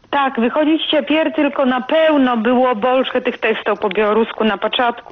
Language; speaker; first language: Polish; non-native, local second language; Belarusian